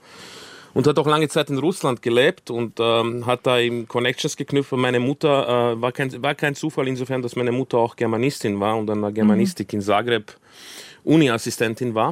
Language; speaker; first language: German; early bilingual, other home language; Croatian